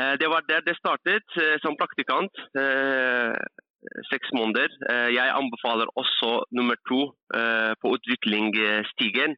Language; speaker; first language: Norwegian; early bilingual, other home language; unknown